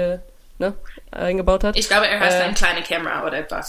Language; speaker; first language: German; non-native, learner; English